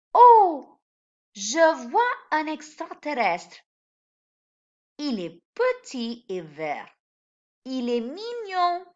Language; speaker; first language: French; non-native, fluent; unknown